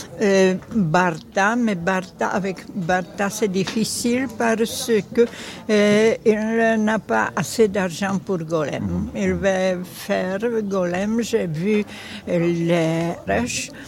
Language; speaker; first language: French; non-native, fluent; Czech